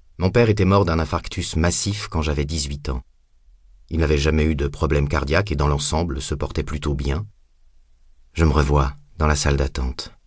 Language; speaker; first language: French; native; French